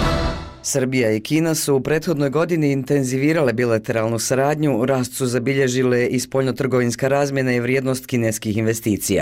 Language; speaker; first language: Serbian; native; Serbian